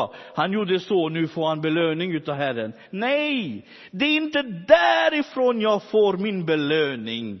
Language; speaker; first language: Swedish; non-native, fluent; Romany